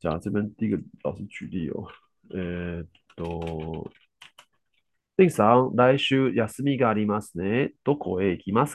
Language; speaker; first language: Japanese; non-native, fluent; Chinese